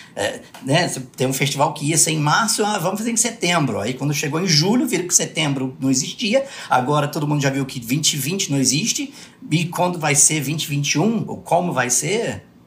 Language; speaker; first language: Portuguese; early bilingual, other home language; English